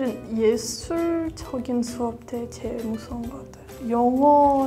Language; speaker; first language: Korean; non-native, fluent; Russian